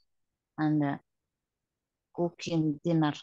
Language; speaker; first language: English; non-native, learner; Somali